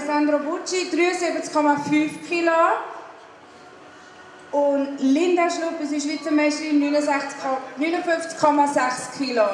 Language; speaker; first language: German; native; German